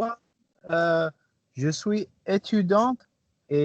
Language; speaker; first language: French; non-native, learner; English